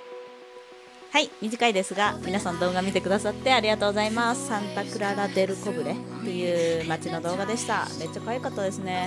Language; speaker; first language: Japanese; native; Japanese